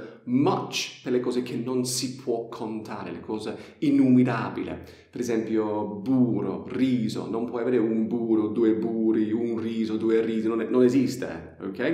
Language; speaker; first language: Italian; non-native, fluent; English